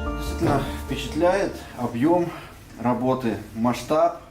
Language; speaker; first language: Russian; native; Russian